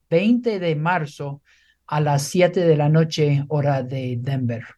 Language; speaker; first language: Spanish; non-native, fluent; English